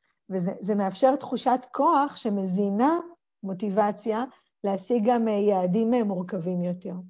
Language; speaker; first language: Hebrew; native; Hebrew